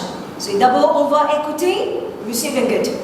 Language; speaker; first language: French; non-native, fluent; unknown